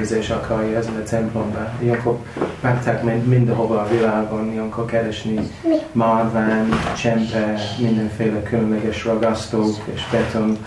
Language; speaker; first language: Hungarian; non-native, learner; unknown